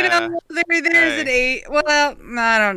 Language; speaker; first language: English; native; English